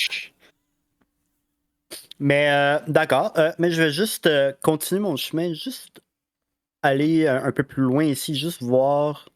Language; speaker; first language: French; native; French